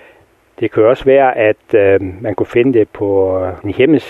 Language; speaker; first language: Danish; native; Danish